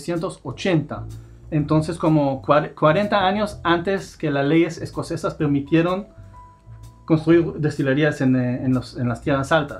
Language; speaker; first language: Spanish; non-native, fluent; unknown